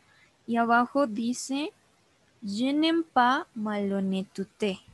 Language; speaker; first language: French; non-native, learner; Spanish